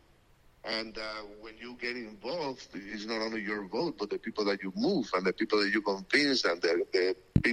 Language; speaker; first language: English; non-native, fluent; Spanish